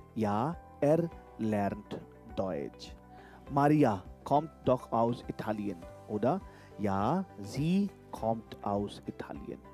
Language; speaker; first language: German; non-native, fluent; Hindi